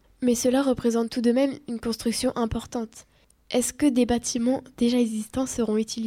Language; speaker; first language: French; native; French